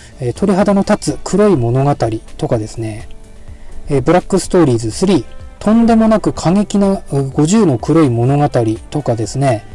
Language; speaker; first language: Japanese; native; Japanese